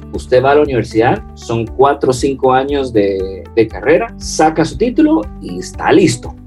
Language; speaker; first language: Spanish; non-native, fluent; French